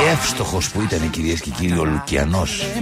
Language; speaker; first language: Greek; native; Greek